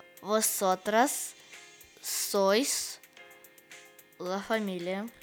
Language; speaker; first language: Spanish; non-native, learner; Russian